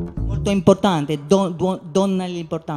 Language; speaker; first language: Italian; non-native, learner; French